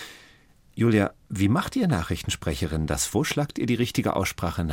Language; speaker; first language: German; native; German